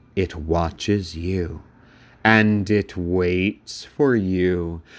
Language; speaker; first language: English; native; English